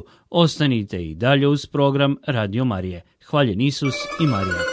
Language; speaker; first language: Croatian; native; Croatian